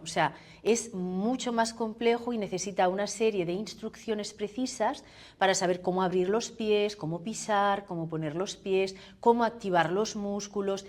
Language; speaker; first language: Spanish; native; Spanish